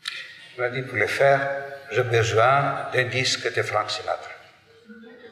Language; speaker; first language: French; non-native, fluent; Greek